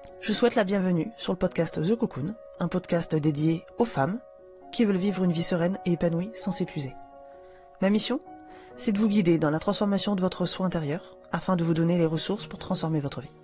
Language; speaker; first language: French; native; French